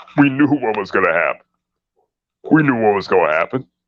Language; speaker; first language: English; native; English